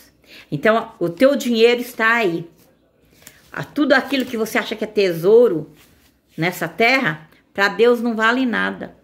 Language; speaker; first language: Portuguese; native; Portuguese